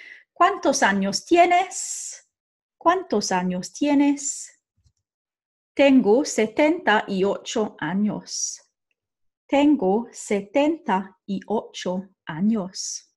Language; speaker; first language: Spanish; non-native, fluent; English